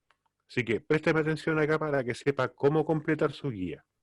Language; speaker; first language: Spanish; native; Spanish